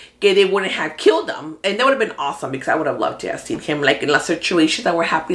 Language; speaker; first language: English; early bilingual, other home language; Spanish